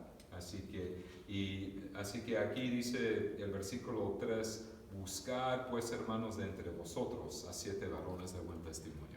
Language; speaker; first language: Spanish; early bilingual, other home language; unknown